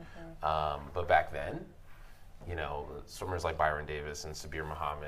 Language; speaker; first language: English; native; English